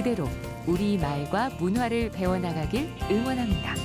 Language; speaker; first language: Korean; native; Korean